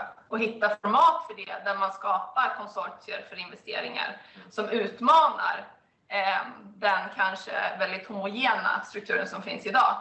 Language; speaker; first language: Swedish; native; Swedish